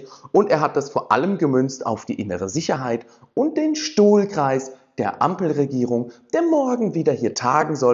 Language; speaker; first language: German; native; German